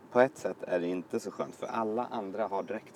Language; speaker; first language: Swedish; native; Swedish